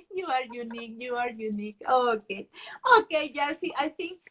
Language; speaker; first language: English; non-native, fluent; Spanish